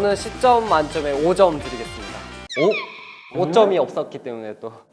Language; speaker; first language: Korean; native; Korean